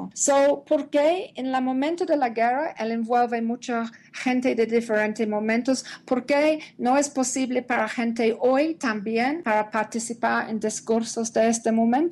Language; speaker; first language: Spanish; non-native, learner; English